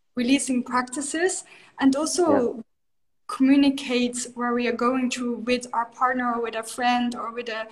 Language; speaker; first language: English; non-native, fluent; Dutch